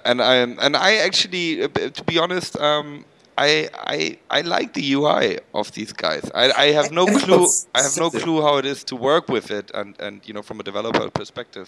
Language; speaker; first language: English; non-native, fluent; German